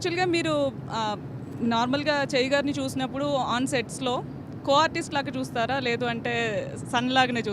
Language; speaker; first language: Telugu; native; Telugu